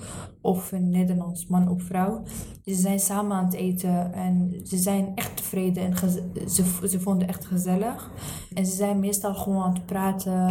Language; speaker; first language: Dutch; early bilingual, other home language; Arabic